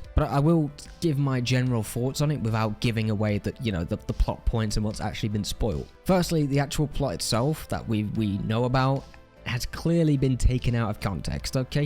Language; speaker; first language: English; native; English